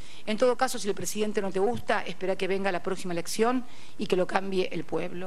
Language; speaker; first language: Spanish; native; Spanish